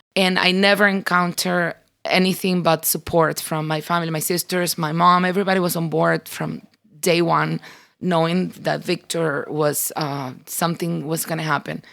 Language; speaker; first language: English; early bilingual, other home language; Spanish